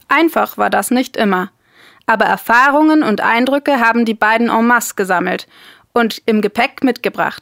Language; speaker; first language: German; native; German